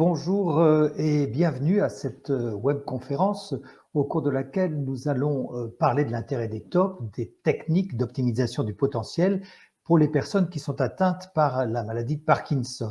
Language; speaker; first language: French; native; French